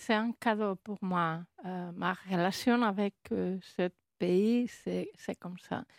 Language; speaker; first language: French; non-native, learner; Spanish